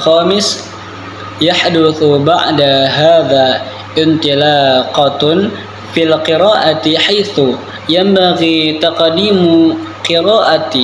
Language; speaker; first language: Arabic; non-native, learner; Indonesian